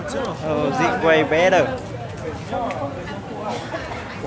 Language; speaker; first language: English; non-native, learner; Hmong